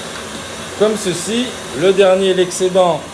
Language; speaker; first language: French; native; French